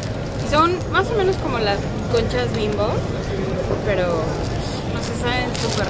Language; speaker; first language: Spanish; native; Spanish